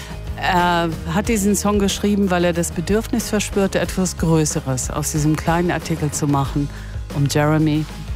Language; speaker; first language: German; native; German